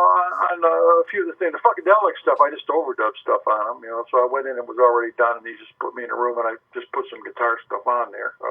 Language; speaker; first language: English; native; English